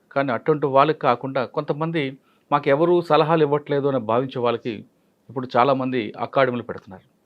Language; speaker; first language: Telugu; native; Telugu